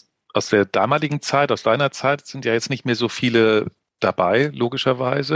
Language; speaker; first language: German; native; German